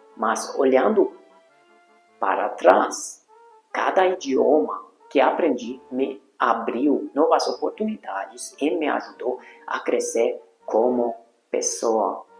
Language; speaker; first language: Portuguese; non-native, fluent; Hungarian